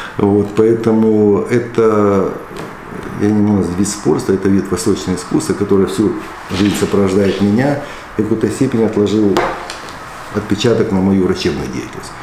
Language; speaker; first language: Russian; early bilingual, other home language; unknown